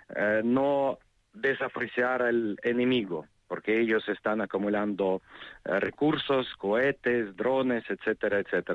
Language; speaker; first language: Spanish; non-native, fluent; Ukrainian